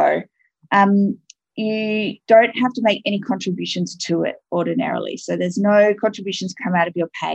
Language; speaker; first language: English; native; English